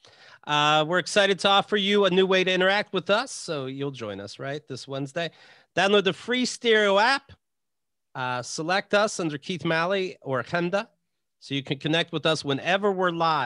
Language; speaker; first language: English; native; English